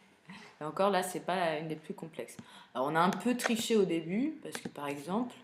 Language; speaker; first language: French; native; French